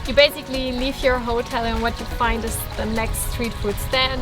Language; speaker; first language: English; non-native, fluent; German